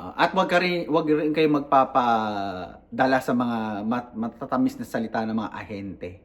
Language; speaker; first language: Filipino; native; Filipino